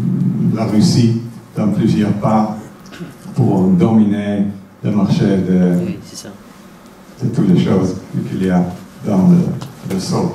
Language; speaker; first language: French; non-native, fluent; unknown